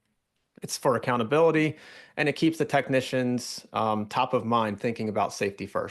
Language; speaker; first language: English; native; English